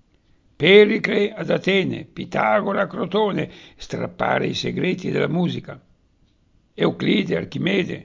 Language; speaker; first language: Italian; native; Italian